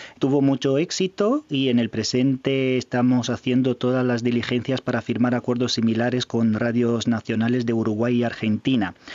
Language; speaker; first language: Spanish; non-native, fluent; Romanian